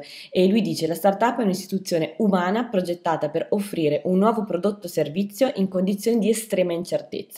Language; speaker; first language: Italian; native; Italian